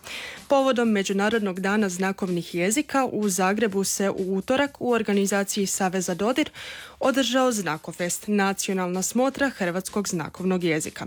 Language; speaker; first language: Croatian; native; Croatian